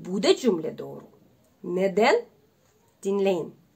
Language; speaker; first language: Turkish; non-native, learner; Russian